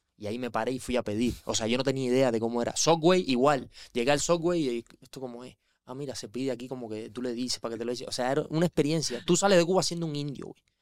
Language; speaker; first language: Spanish; native; Spanish